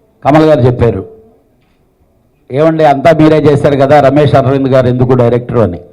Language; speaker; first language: Telugu; native; Telugu